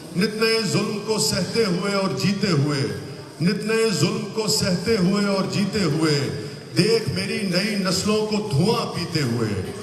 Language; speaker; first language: Urdu; non-native, local second language; Punjabi